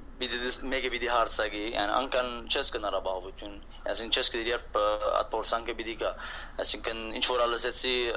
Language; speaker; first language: Armenian; native; Armenian